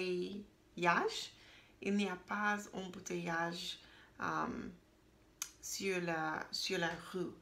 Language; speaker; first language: French; non-native, learner; English